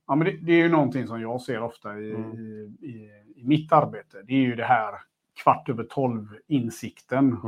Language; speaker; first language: Swedish; native; Swedish